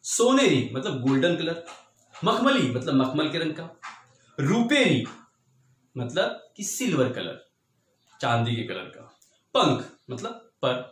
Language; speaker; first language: Hindi; non-native, local second language; Marathi